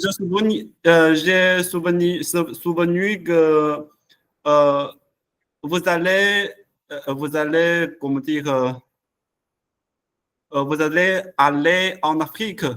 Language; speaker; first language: French; non-native, learner; Chinese